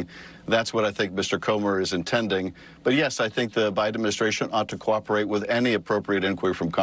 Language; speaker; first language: English; native; English